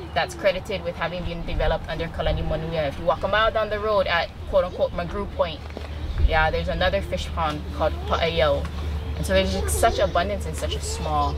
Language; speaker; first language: English; native; English